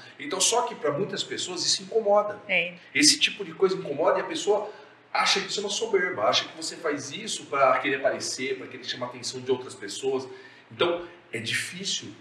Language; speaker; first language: Portuguese; native; Portuguese